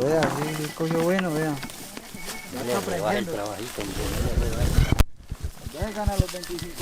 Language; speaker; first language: Spanish; native; Spanish